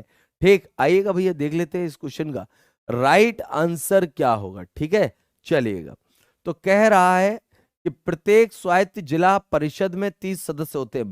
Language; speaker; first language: Hindi; native; Hindi